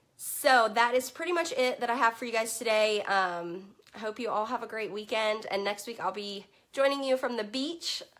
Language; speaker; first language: English; native; English